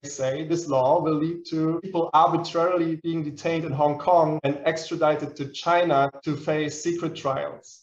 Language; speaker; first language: English; non-native, fluent; German